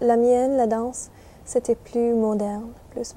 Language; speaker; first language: French; non-native, fluent; English